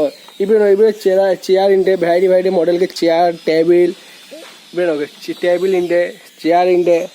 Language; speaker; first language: Malayalam; non-native, learner; Hindi